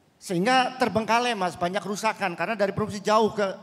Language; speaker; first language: Indonesian; native; Indonesian